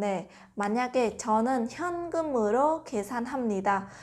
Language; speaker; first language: Korean; non-native, fluent; Vietnamese